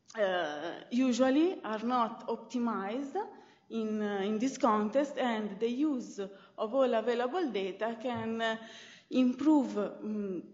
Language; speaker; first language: English; non-native, fluent; Italian